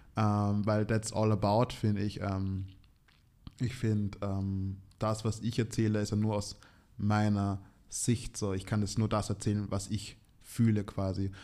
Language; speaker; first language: German; early bilingual, other home language; Swahili